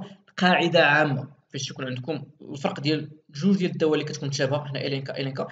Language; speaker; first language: Arabic; native; Arabic